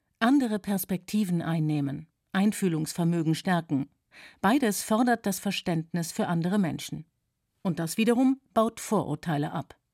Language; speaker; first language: German; native; German